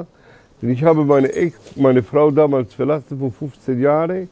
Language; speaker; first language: German; early bilingual, other home language; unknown